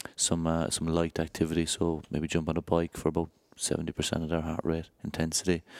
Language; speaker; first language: English; native; English